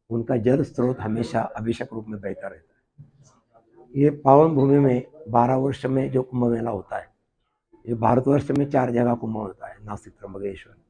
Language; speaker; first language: Hindi; non-native, local second language; Marathi